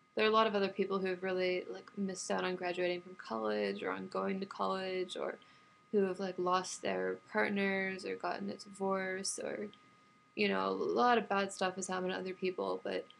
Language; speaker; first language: English; native; English